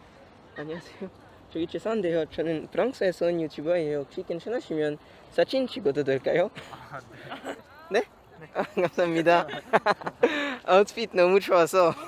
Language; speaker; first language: Korean; non-native, fluent; French